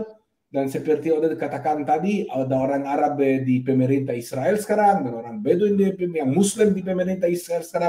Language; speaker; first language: Indonesian; non-native, fluent; Hebrew